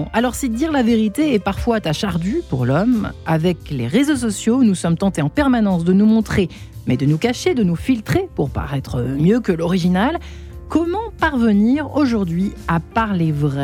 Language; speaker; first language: French; native; French